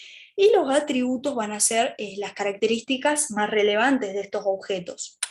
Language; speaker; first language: Spanish; native; Spanish